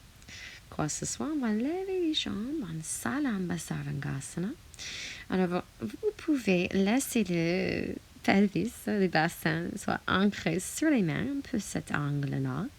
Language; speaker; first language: French; non-native, fluent; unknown